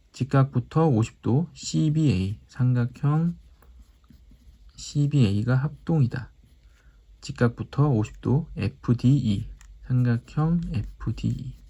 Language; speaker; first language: Korean; native; Korean